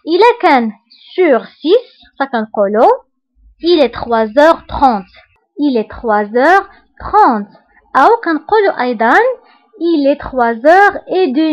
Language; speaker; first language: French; non-native, local second language; Arabic